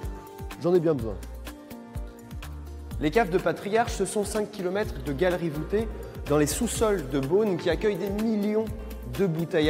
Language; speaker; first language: French; native; French